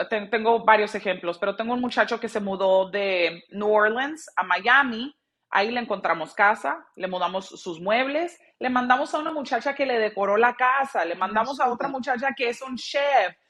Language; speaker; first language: Spanish; early bilingual, heritage; Spanish